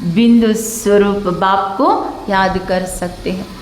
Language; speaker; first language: Hindi; non-native, local second language; Kannada